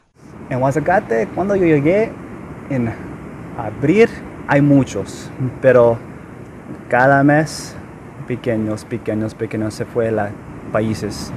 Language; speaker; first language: Spanish; non-native, learner; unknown